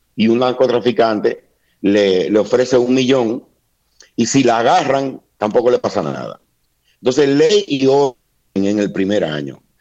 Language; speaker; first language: Spanish; native; Spanish